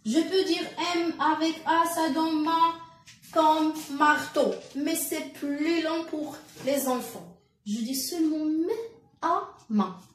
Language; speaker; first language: French; non-native, local second language; Arabic